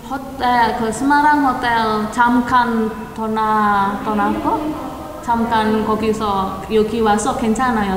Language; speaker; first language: Korean; non-native, learner; Indonesian